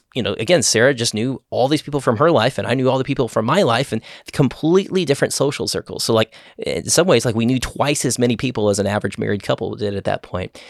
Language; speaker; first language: English; native; English